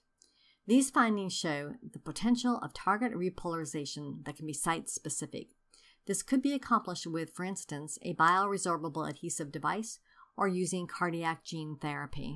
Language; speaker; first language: English; native; English